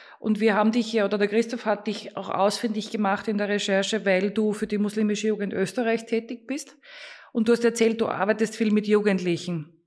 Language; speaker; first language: German; native; German